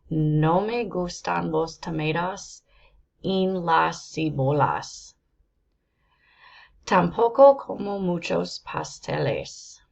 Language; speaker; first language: Spanish; non-native, learner; English